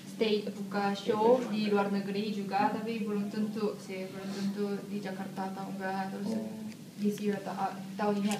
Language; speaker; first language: Indonesian; non-native, fluent; Korean